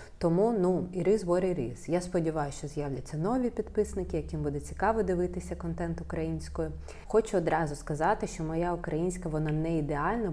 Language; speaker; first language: Ukrainian; non-native, local second language; Russian